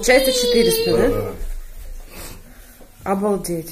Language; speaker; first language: Russian; native; Russian